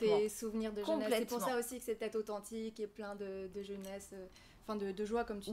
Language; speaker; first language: French; native; French